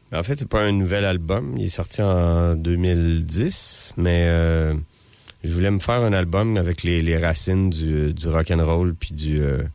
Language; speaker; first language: French; native; French